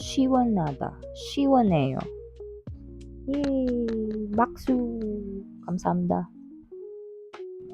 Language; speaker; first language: Korean; non-native, learner; Filipino